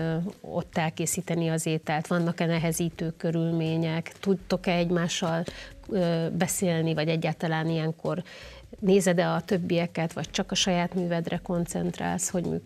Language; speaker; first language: Hungarian; native; Hungarian